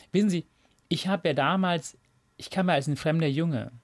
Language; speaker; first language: German; non-native, fluent; Tamil